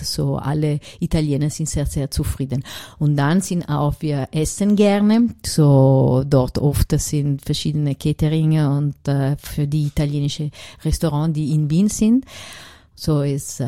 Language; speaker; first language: German; non-native, learner; Italian